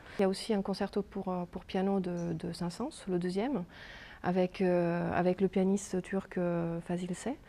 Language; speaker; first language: French; native; French